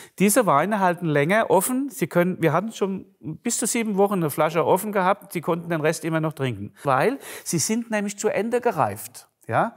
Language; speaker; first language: German; native; German